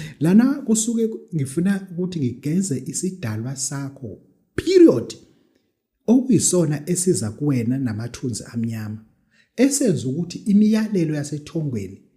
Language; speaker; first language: Zulu; native; Zulu